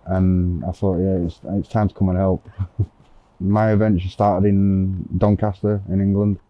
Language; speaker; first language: English; native; English